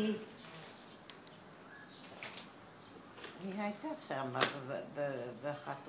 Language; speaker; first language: Hebrew; non-native, learner; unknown